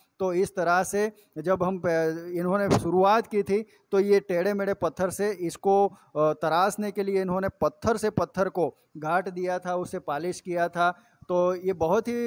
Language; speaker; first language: Hindi; non-native, local second language; Gujarati